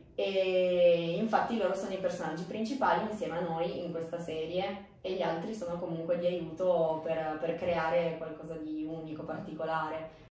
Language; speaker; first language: Italian; early bilingual, other home language; Romanian